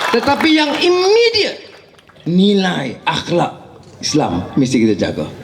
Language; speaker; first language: Malay; native; Malay